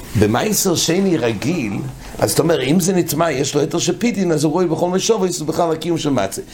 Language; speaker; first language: Hebrew; non-native, fluent; English